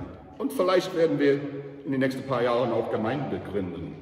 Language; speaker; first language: German; non-native, learner; English